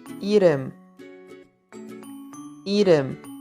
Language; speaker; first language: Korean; non-native, fluent; Polish